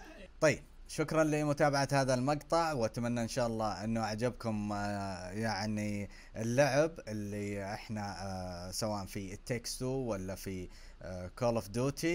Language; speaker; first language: Arabic; native; Arabic